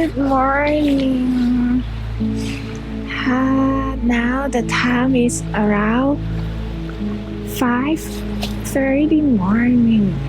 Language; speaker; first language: English; non-native, learner; Thai